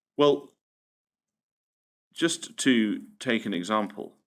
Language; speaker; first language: English; native; English